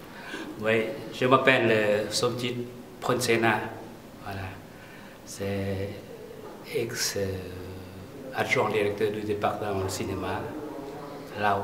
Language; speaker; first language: French; non-native, learner; Lao